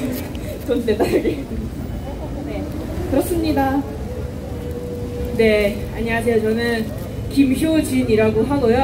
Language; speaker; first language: Korean; non-native, fluent; Japanese